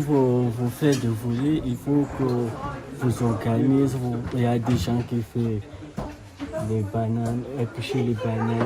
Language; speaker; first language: French; non-native, learner; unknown